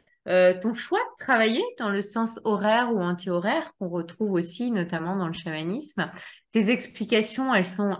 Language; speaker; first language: French; native; French